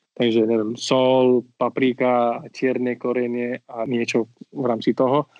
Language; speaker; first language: Slovak; non-native, fluent; Marathi